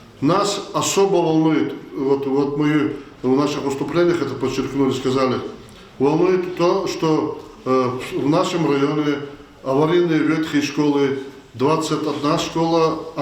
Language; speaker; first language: Russian; non-native, local second language; Lezghian